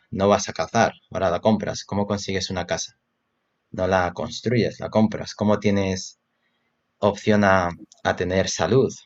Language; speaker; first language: Spanish; native; Spanish